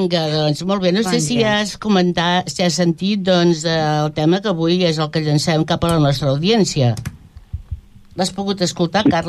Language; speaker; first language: Catalan; native; Catalan